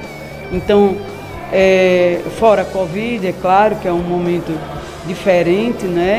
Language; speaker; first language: Portuguese; native; Portuguese